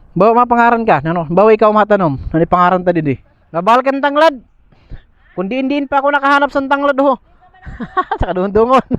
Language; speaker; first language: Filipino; non-native, local second language; Masbatenyo